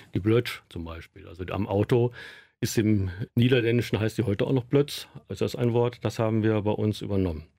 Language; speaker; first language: German; native; German